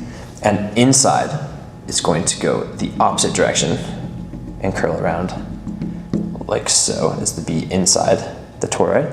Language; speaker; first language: English; native; English